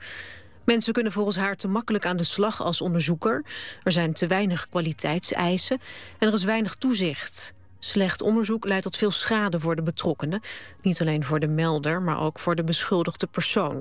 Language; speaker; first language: Dutch; native; Dutch